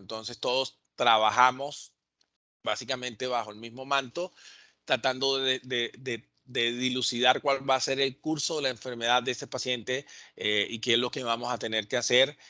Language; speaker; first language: Spanish; native; Spanish